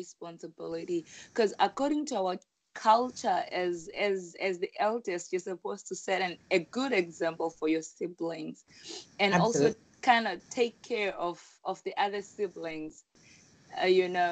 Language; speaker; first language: English; non-native, local second language; Shona